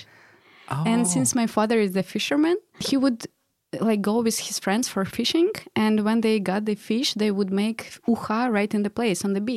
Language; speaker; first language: English; non-native, fluent; Russian